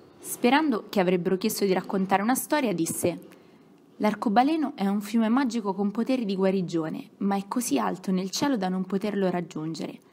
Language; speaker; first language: Italian; native; Italian